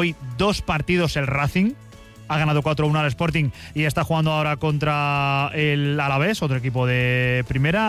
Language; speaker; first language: Spanish; native; Spanish